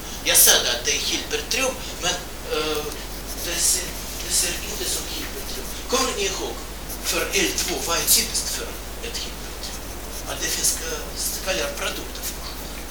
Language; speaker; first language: Swedish; non-native, fluent; Russian